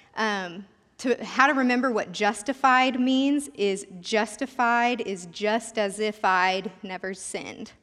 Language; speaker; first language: English; native; English